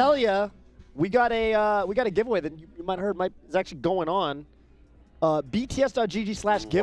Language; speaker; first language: English; native; English